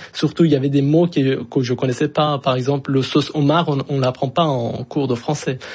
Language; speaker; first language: French; non-native, fluent; Persian